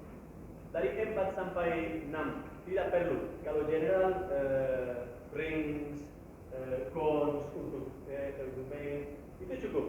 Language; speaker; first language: Indonesian; non-native, learner; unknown